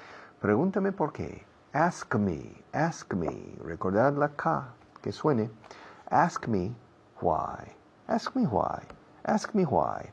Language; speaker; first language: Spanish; non-native, fluent; English